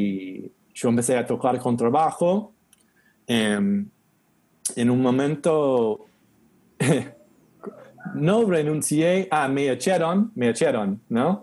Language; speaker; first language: Spanish; non-native, learner; English